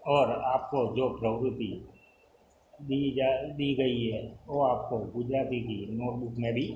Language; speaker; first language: Hindi; non-native, local second language; Gujarati